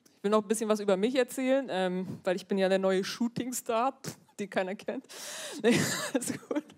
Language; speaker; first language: German; early bilingual, other home language; Turkish